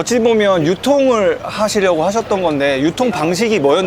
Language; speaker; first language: Korean; native; Korean